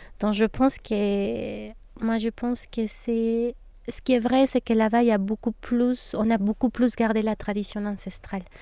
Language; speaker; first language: French; non-native, fluent; Spanish